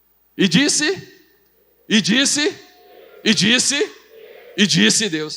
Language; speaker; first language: Portuguese; native; Portuguese